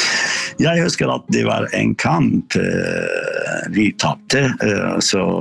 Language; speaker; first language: Norwegian; non-native, fluent; Arabic